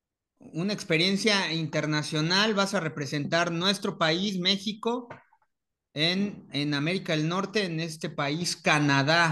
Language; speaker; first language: Spanish; native; Spanish